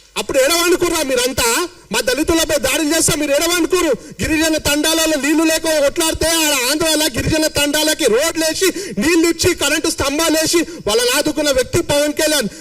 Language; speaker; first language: Telugu; native; Telugu